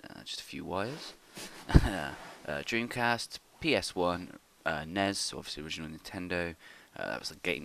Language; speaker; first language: English; native; English